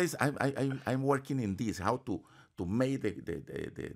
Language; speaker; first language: English; non-native, fluent; Spanish